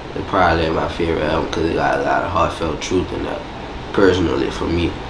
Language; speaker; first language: English; native; English